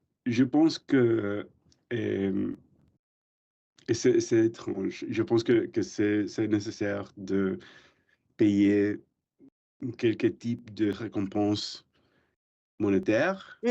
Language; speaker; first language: French; non-native, learner; English